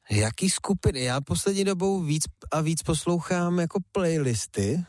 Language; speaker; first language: Czech; early bilingual, other home language; Japanese